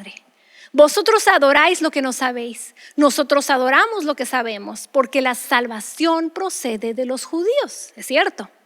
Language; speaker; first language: Spanish; native; Spanish